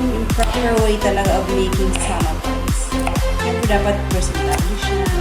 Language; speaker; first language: Filipino; non-native, local second language; Cebuano